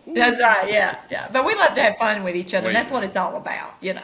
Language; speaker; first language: English; native; English